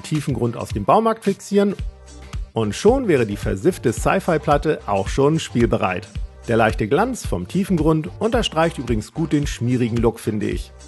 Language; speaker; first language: German; native; German